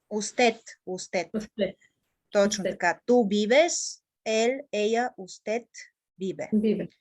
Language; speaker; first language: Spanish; non-native, fluent; Bulgarian